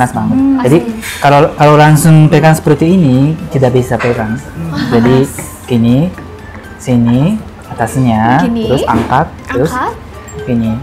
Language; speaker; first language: Indonesian; non-native, learner; Japanese